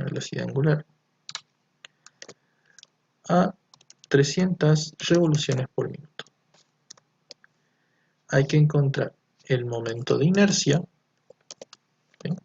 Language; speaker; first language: Spanish; native; Spanish